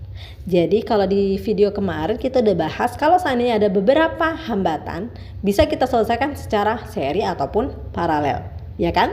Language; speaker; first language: Indonesian; native; Indonesian